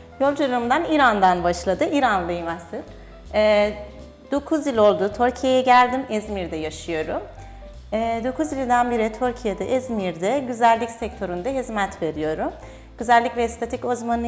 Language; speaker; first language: Turkish; non-native, fluent; Persian